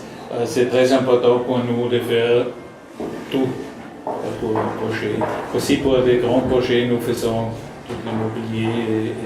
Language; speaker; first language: French; non-native, learner; German